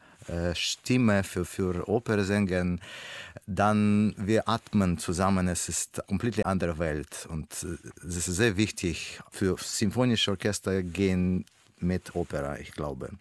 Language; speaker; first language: German; non-native, learner; Russian